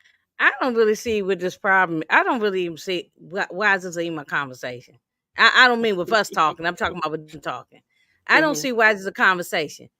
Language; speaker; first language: English; native; English